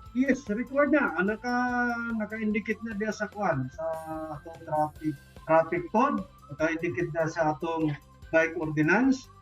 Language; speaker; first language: Cebuano; native; Cebuano